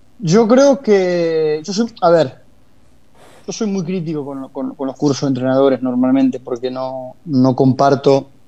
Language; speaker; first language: Spanish; native; Spanish